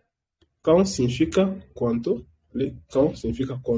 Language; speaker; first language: Spanish; non-native, fluent; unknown